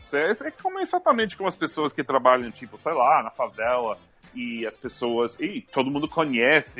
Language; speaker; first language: Portuguese; non-native, fluent; English